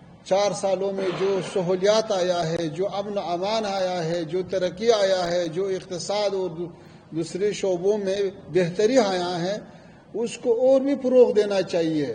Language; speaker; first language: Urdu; non-native, fluent; Pashto